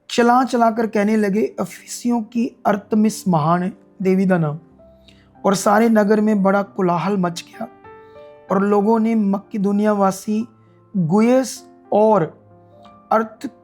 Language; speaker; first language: Hindi; non-native, local second language; Punjabi